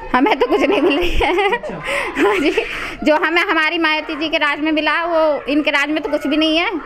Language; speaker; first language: Hindi; native; Hindi